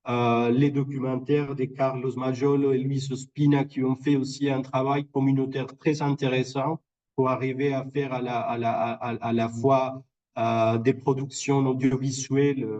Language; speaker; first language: French; non-native, fluent; Spanish